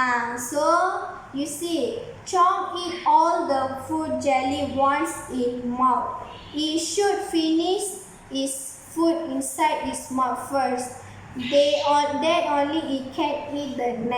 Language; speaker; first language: English; non-native, learner; Malay